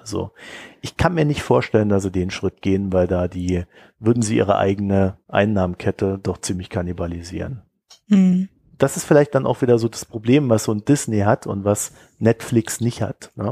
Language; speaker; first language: German; native; German